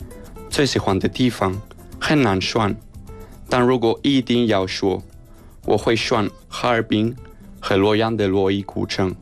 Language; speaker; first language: Chinese; non-native, fluent; Spanish